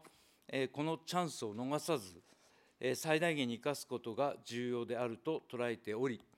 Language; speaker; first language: Japanese; native; Japanese